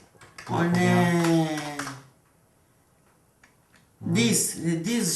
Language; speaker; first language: French; non-native, local second language; Réunion Creole French